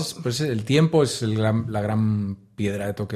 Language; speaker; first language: Spanish; native; Spanish